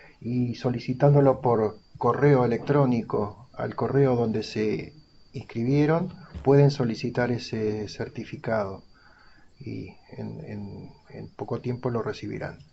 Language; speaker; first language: Spanish; native; Spanish